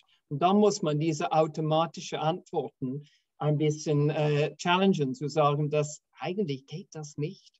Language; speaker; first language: German; non-native, fluent; English